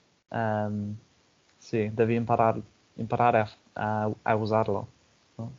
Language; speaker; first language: Italian; non-native, fluent; English